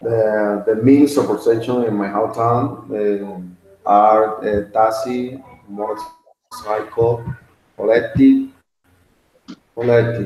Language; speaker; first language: English; non-native, learner; Spanish